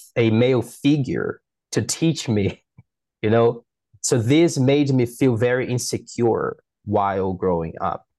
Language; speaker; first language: English; non-native, fluent; Portuguese